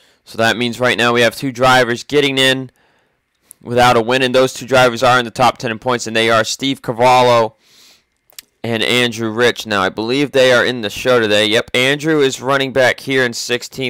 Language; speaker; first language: English; native; English